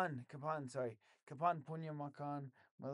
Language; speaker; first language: Indonesian; non-native, learner; English